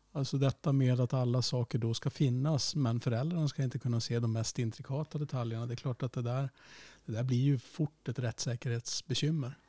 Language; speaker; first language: Swedish; native; Swedish